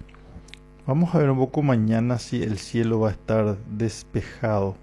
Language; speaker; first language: Spanish; native; Spanish